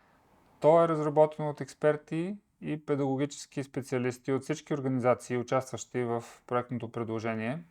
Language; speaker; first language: Bulgarian; native; Bulgarian